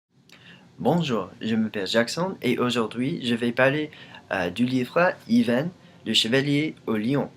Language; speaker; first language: French; non-native, learner; English